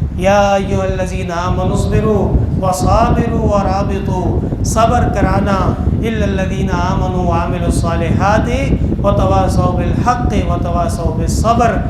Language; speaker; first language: Urdu; non-native, local second language; Pashto